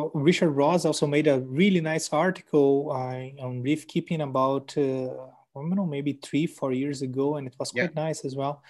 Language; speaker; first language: English; non-native, fluent; Portuguese